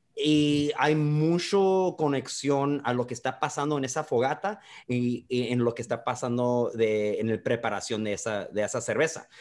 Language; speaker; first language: Spanish; early bilingual, heritage; Spanish